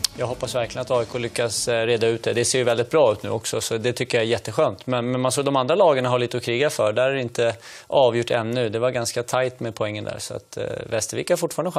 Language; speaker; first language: Swedish; native; Swedish